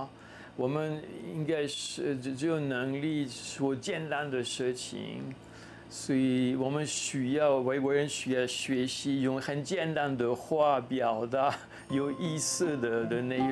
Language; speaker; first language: Chinese; non-native, fluent; French